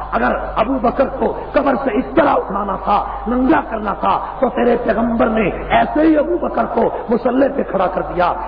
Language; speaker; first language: Urdu; non-native, local second language; Punjabi